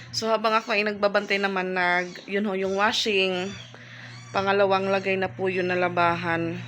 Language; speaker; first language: Filipino; non-native, local second language; Waray